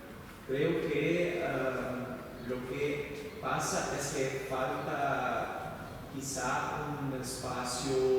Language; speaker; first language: Spanish; non-native, fluent; Portuguese